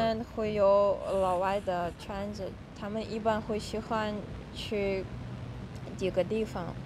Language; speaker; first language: Chinese; non-native, fluent; Russian